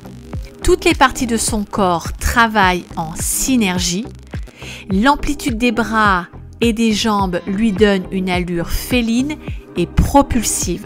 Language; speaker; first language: French; native; French